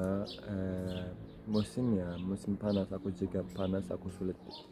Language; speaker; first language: Indonesian; non-native, learner; Turkish